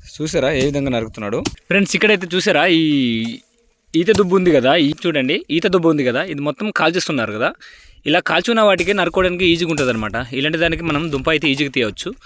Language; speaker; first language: Telugu; native; Telugu